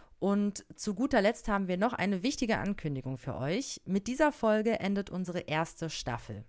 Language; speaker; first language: German; native; German